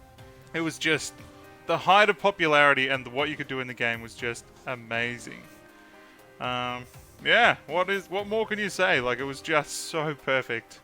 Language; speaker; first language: English; native; English